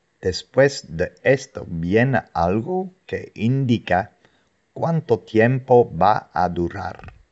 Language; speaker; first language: Spanish; non-native, fluent; Dutch